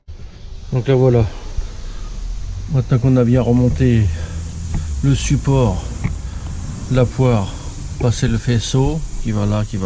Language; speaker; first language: French; native; French